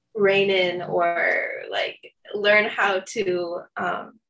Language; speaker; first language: English; native; English